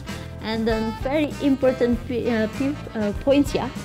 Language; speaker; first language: English; non-native, learner; Indonesian